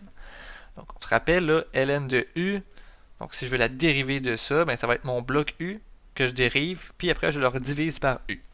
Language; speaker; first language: French; native; French